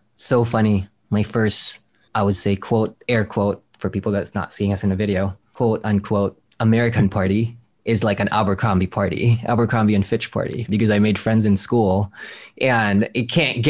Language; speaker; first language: English; non-native, local second language; Filipino